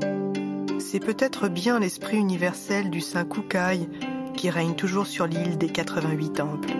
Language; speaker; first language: French; native; French